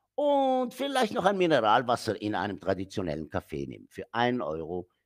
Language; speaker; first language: German; non-native, fluent; Arabic